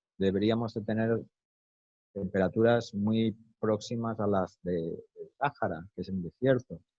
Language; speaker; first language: Spanish; native; Spanish